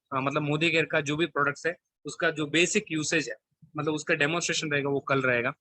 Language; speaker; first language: Hindi; non-native, local second language; Kannada